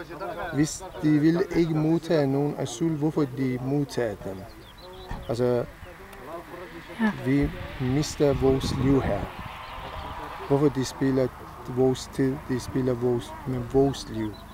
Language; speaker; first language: Danish; non-native, fluent; Persian